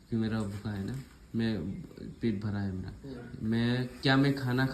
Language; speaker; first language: Hindi; native; Hindi